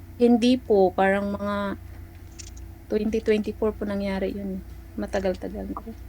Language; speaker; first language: Filipino; non-native, local second language; Cebuano